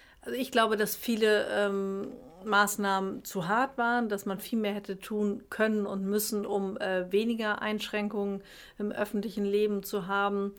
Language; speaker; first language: German; native; German